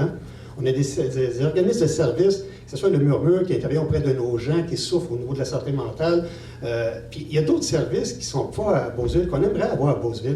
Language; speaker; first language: French; native; French